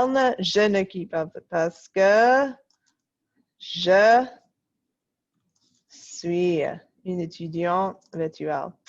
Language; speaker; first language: French; non-native, fluent; English